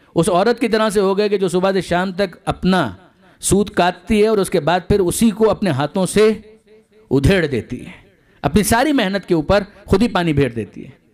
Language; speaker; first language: Urdu; non-native, local second language; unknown